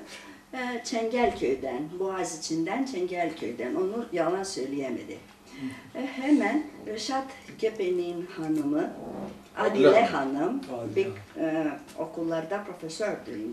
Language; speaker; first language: Turkish; non-native, local second language; Greek